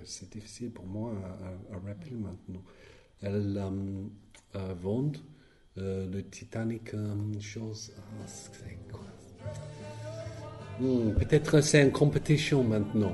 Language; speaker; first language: French; non-native, learner; English